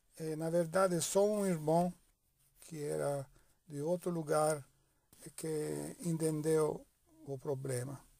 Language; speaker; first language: Portuguese; non-native, fluent; Italian